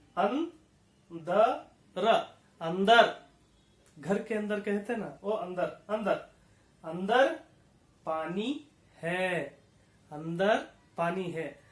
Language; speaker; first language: Hindi; non-native, local second language; Kannada